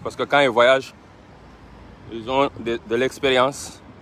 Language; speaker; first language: French; non-native, local second language; Wolof